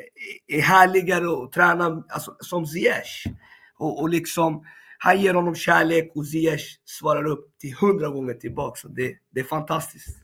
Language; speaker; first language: Swedish; early bilingual, other home language; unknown